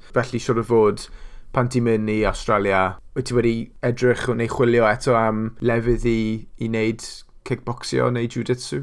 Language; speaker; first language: Welsh; non-native, local second language; English